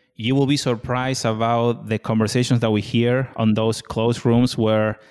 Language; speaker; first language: English; non-native, fluent; Spanish